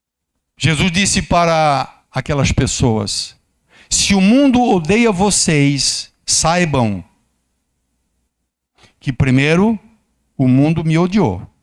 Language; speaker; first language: Portuguese; native; Portuguese